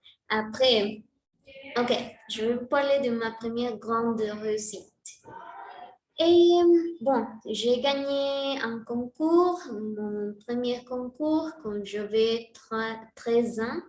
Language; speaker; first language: French; non-native, learner; Spanish